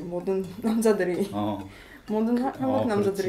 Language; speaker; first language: Korean; non-native, fluent; Swedish